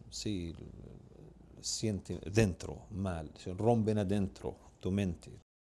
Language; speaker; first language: Spanish; non-native, learner; Arabic